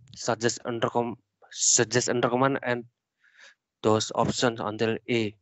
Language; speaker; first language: English; non-native, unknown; Indonesian